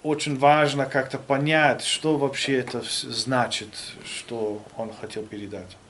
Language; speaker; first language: Russian; non-native, fluent; German